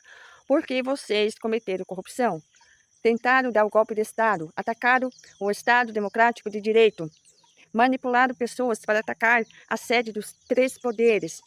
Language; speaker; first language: Portuguese; native; Portuguese